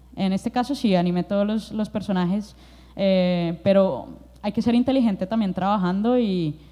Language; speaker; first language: Spanish; native; Spanish